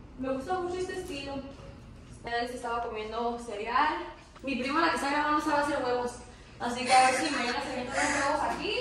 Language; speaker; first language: Spanish; early bilingual, heritage; Spanish